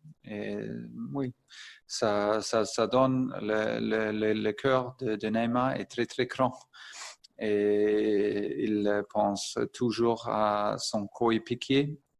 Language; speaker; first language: French; non-native, fluent; German